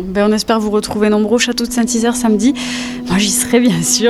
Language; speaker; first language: French; native; French